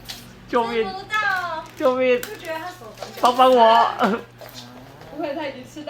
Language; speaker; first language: Chinese; native; Chinese